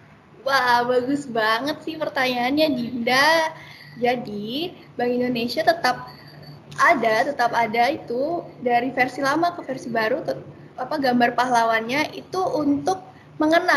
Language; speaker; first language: Indonesian; native; Indonesian